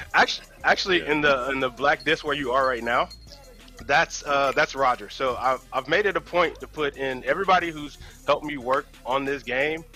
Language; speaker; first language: English; native; English